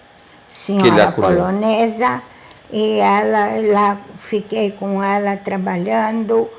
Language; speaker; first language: Portuguese; non-native, fluent; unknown